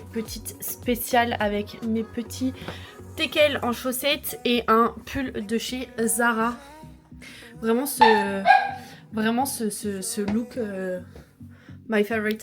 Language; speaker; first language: French; native; French